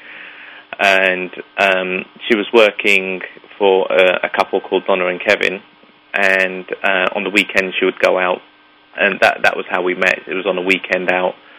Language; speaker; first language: English; native; English